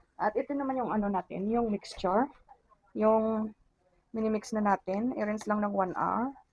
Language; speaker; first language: Filipino; non-native, local second language; Cebuano